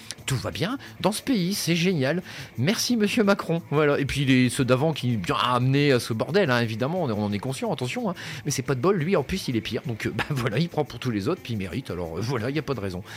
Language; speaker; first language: French; native; French